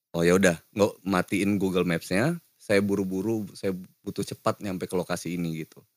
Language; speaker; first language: Indonesian; native; Indonesian